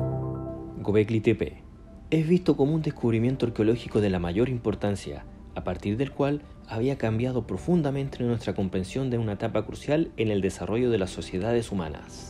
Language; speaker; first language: Spanish; native; Spanish